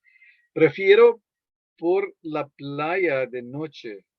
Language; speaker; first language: Spanish; non-native, fluent; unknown